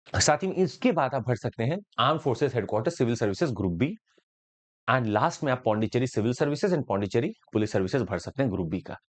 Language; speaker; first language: Hindi; native; Hindi